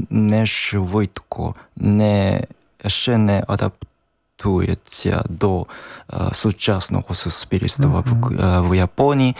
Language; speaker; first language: Ukrainian; non-native, learner; Japanese